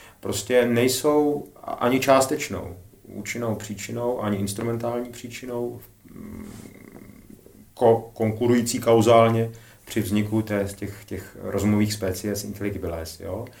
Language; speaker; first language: Czech; native; Czech